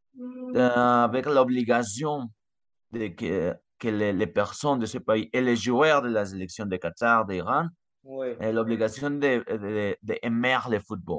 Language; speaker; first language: French; non-native, learner; Spanish